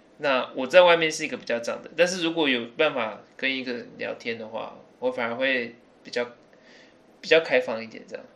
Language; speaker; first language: Chinese; early bilingual, other home language; English